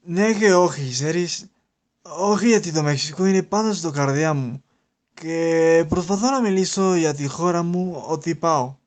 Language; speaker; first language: Greek; non-native, learner; Spanish